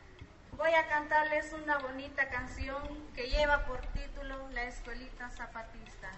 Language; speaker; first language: Spanish; non-native, local second language; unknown